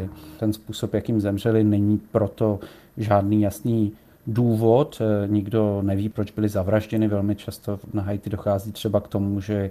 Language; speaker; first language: Czech; native; Czech